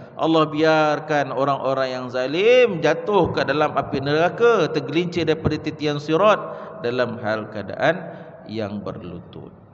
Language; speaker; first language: Malay; native; Malay